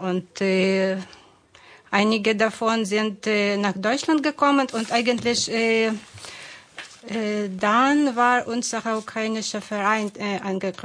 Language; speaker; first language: German; non-native, fluent; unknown